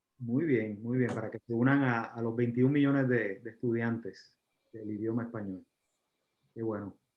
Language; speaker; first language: Spanish; native; Spanish